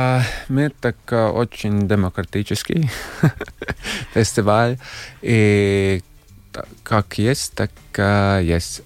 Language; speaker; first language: Russian; non-native, local second language; Latvian